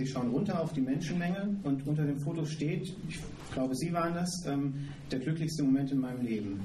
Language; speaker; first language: German; native; German